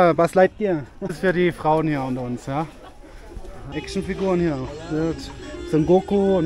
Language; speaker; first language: German; native; German